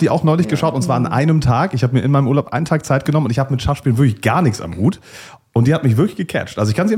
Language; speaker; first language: German; native; German